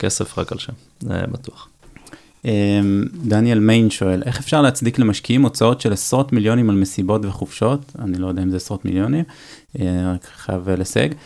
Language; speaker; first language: Hebrew; native; Hebrew